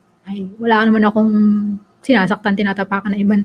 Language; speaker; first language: Filipino; native; Filipino